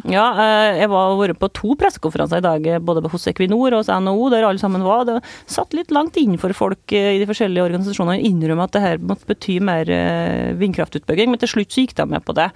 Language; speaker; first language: Norwegian; native; Norwegian